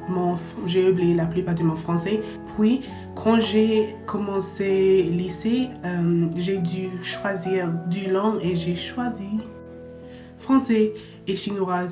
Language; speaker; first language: French; non-native, learner; English